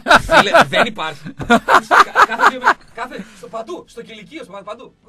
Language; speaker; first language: Greek; native; Greek